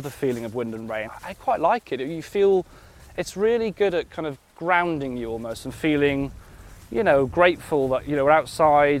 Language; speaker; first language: English; native; English